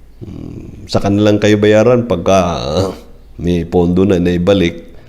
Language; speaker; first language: Filipino; non-native, local second language; Cebuano